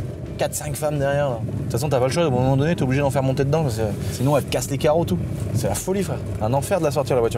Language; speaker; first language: French; native; French